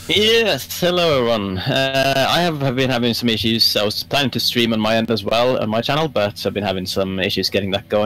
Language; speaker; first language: English; native; English